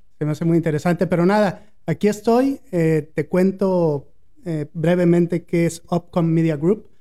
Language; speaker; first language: Spanish; native; Spanish